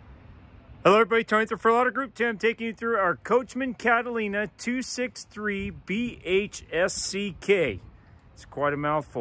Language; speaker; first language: English; native; English